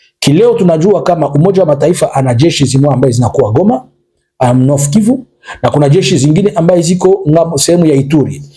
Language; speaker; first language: Swahili; native; Swahili